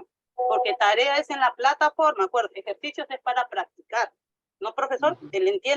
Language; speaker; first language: Spanish; native; Spanish